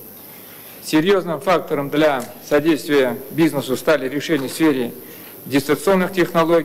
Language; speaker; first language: Russian; native; Russian